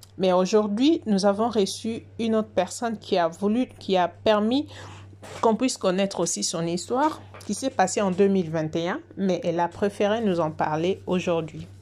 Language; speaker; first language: French; non-native, local second language; Lingala